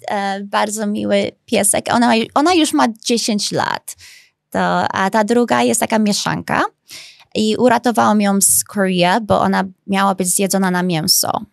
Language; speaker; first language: Polish; early bilingual, heritage; Polish